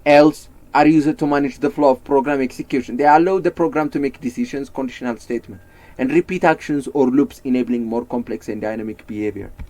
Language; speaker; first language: English; non-native, local second language; Amharic